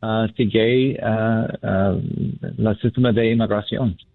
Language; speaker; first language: Spanish; non-native, learner; English